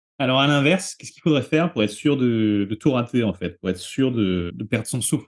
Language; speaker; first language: French; native; French